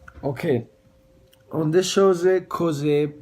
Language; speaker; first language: French; non-native, learner; Spanish